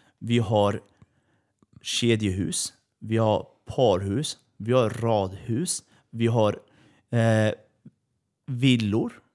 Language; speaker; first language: Swedish; early bilingual, other home language; Persian